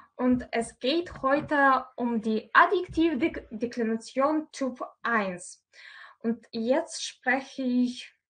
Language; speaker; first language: German; non-native, fluent; Russian